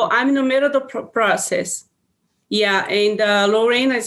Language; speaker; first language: English; non-native, learner; Portuguese